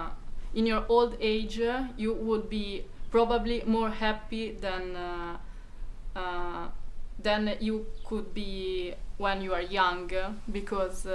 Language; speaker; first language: English; non-native, fluent; Italian